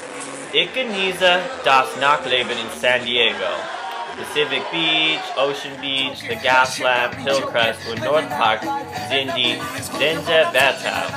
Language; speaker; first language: German; non-native, learner; English